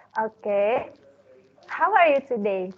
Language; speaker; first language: English; non-native, learner; Indonesian